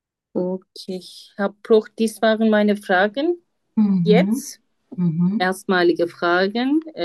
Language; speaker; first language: German; non-native, fluent; Turkish